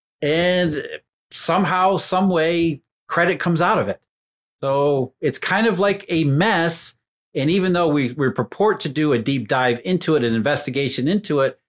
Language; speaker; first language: English; native; English